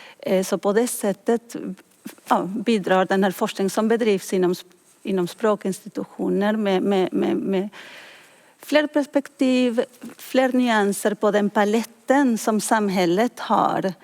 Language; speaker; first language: Swedish; non-native, fluent; Spanish